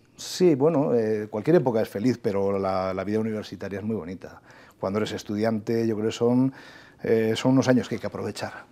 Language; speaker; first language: Spanish; native; Spanish